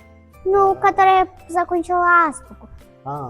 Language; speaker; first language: Russian; non-native, local second language; Tajik